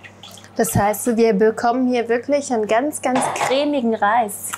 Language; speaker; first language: German; native; German